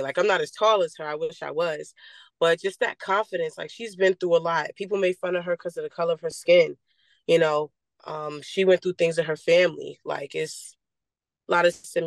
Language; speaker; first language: English; native; English